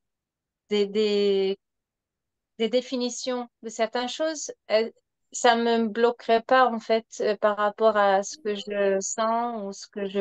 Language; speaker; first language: French; non-native, fluent; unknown